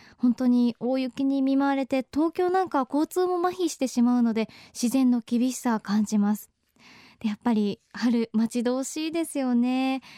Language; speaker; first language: Japanese; native; Japanese